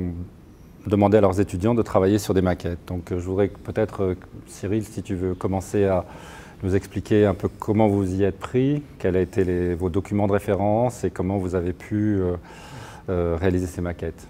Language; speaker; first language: French; native; French